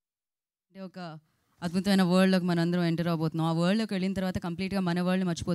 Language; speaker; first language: Telugu; native; Telugu